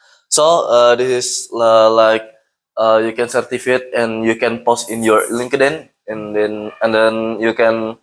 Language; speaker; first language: English; non-native, learner; Indonesian